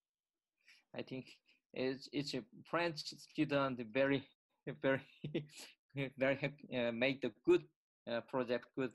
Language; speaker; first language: English; non-native, learner; Korean